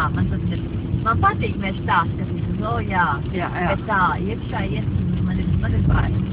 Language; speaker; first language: Latvian; non-native, learner; Dutch